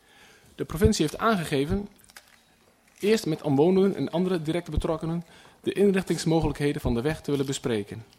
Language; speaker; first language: Dutch; native; Dutch